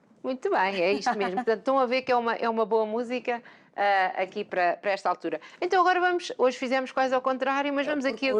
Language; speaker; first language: Portuguese; native; Portuguese